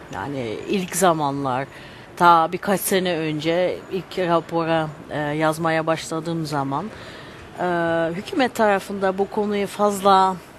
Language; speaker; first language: Turkish; early bilingual, heritage; Turkish